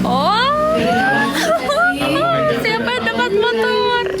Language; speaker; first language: Indonesian; non-native, learner; Russian